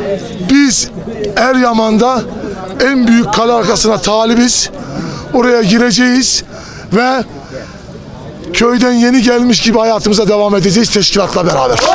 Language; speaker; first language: Turkish; native; Turkish